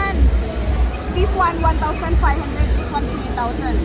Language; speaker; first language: English; non-native, learner; Thai